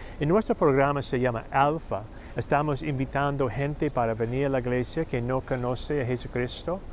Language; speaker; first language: Spanish; non-native, learner; English